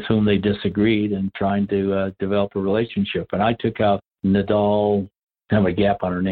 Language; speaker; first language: English; native; English